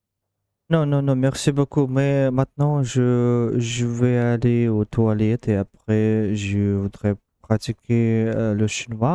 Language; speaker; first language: French; non-native, learner; Russian